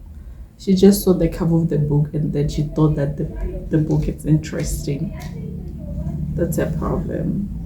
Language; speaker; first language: English; non-native, local second language; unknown